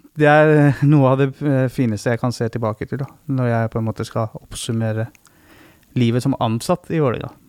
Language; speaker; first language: Norwegian; early bilingual, other home language; Persian